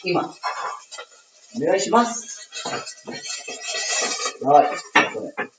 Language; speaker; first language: Japanese; non-native, learner; Spanish